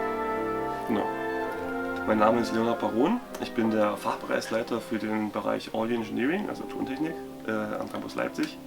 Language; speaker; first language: German; native; German